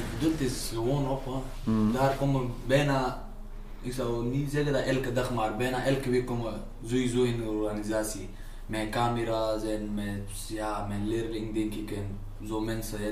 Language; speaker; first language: Dutch; non-native, learner; Pashto